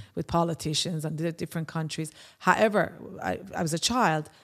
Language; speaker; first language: English; early bilingual, other home language; Persian